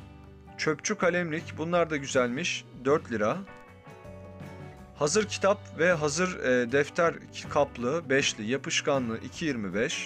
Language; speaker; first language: Turkish; native; Turkish